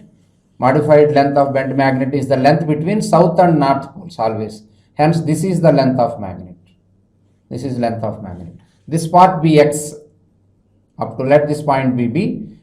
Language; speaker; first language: English; non-native, local second language; Telugu